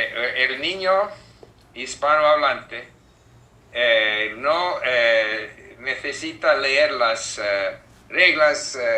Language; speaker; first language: Spanish; non-native, fluent; English